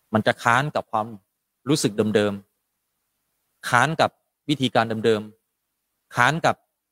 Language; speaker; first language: Thai; native; Thai